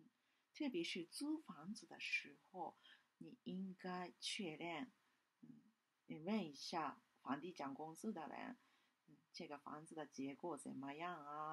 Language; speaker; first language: Chinese; non-native, fluent; Japanese